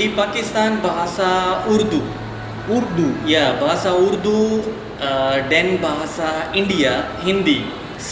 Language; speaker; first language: Indonesian; non-native, learner; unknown